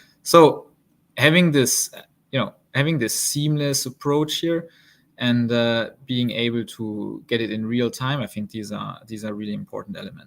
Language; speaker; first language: English; non-native, fluent; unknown